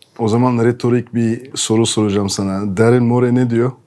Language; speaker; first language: Turkish; non-native, fluent; French